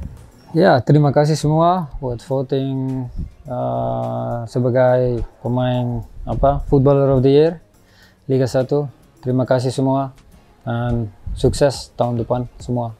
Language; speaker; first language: Indonesian; non-native, fluent; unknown